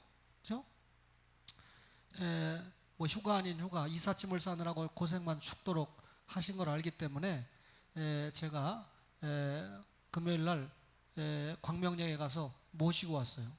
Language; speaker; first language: Korean; native; Korean